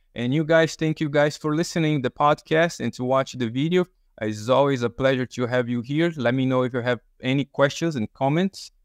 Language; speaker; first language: English; early bilingual, other home language; Portuguese